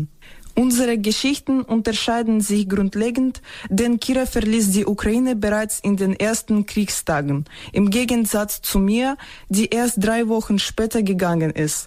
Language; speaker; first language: German; non-native, fluent; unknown